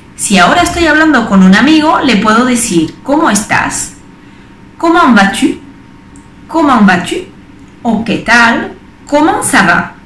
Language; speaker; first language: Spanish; non-native, fluent; French